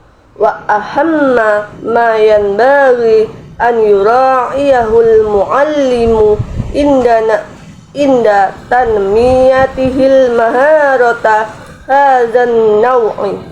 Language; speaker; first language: Arabic; non-native, learner; Indonesian